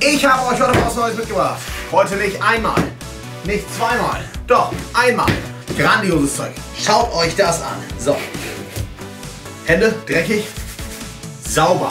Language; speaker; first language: German; native; German